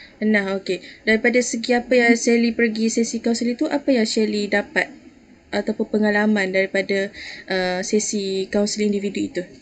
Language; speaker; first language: Malay; native; Malay